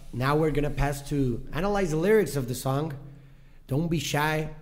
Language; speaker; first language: English; non-native, fluent; Spanish